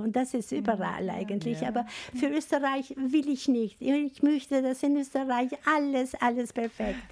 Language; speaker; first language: German; non-native, learner; Albanian